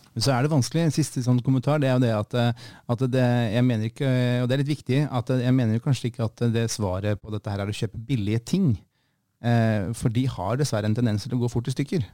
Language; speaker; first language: Norwegian; native; Norwegian